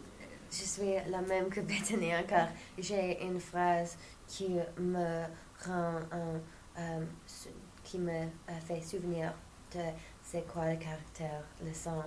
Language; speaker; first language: French; non-native, fluent; English